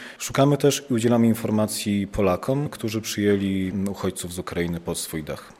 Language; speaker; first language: Polish; native; Polish